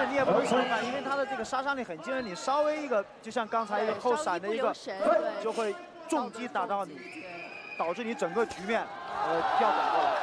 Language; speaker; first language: Chinese; native; Chinese